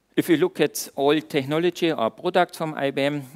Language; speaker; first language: English; non-native, fluent; German